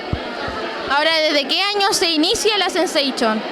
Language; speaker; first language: Spanish; native; Spanish